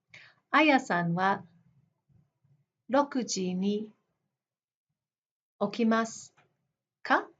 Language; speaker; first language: Japanese; non-native, fluent; English